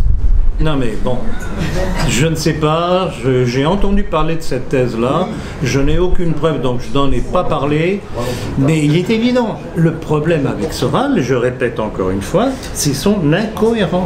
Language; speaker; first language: French; native; French